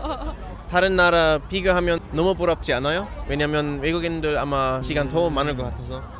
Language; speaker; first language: Korean; non-native, learner; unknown